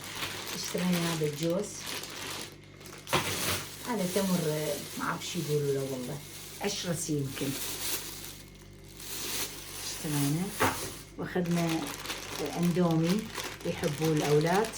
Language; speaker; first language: Arabic; native; Arabic